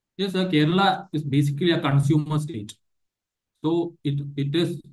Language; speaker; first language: English; non-native, local second language; Malayalam